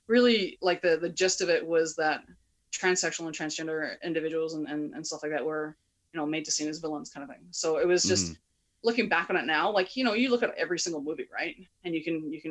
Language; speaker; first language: English; native; English